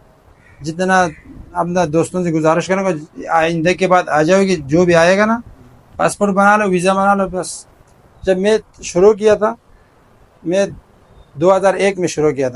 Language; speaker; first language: Hindi; non-native, fluent; Pashto